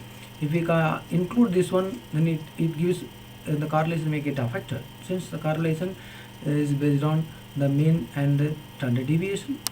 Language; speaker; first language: English; non-native, local second language; Tamil